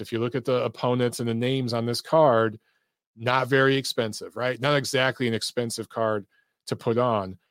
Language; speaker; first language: English; native; English